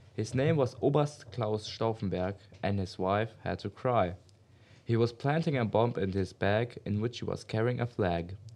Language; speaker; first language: English; non-native, learner; German